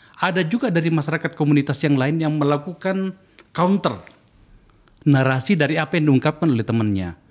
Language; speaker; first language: Indonesian; native; Indonesian